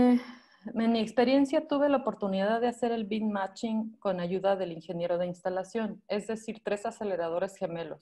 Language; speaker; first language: Spanish; native; Spanish